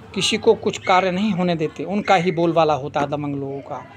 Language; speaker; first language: Hindi; native; Hindi